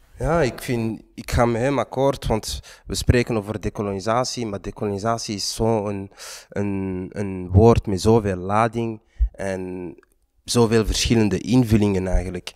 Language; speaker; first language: Dutch; early bilingual, other home language; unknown